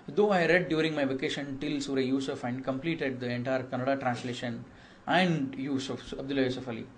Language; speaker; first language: English; non-native, local second language; Kannada